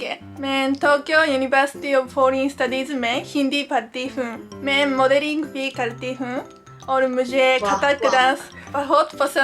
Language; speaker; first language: Hindi; non-native, learner; Japanese